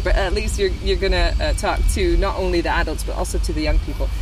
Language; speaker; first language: English; non-native, fluent; Dutch